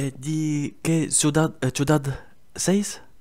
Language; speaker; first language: Spanish; non-native, learner; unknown